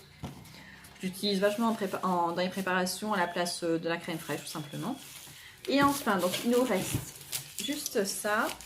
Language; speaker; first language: French; native; French